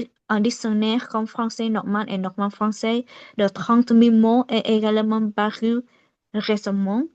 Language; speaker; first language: French; non-native, learner; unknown